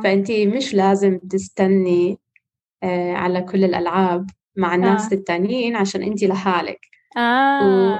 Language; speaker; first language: Arabic; non-native, fluent; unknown